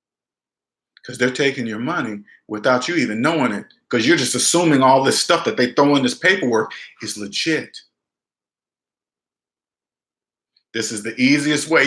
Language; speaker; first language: English; native; English